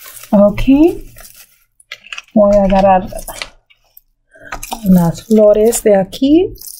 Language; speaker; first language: Spanish; early bilingual, heritage; Spanish